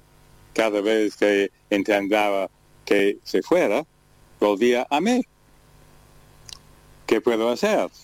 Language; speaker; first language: Spanish; non-native, learner; English